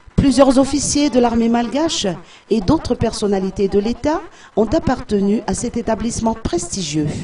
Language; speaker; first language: French; non-native, local second language; Malagasy